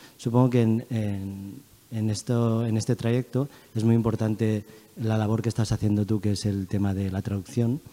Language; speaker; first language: Spanish; early bilingual, other home language; Chinese